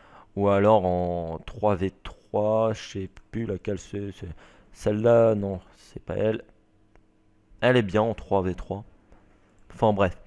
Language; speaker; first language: French; native; French